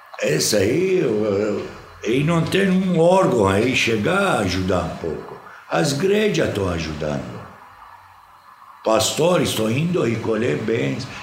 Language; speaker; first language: Portuguese; non-native, fluent; Arabic